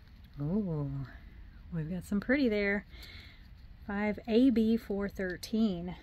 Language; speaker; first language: English; native; English